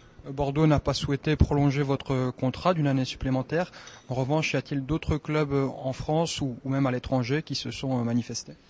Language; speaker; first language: French; native; French